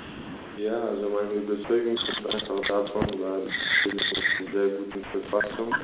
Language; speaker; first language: German; early bilingual, other home language; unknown